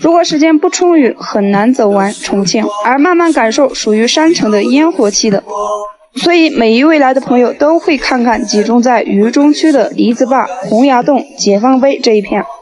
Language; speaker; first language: Chinese; non-native, local second language; Tibetan